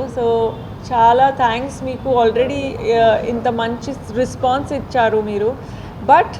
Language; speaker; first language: Telugu; non-native, fluent; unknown